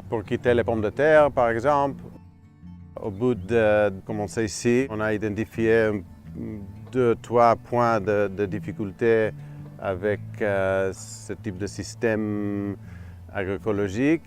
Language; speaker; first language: French; non-native, fluent; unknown